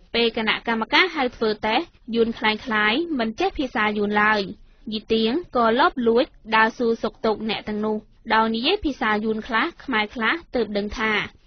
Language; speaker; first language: Khmer; native; Khmer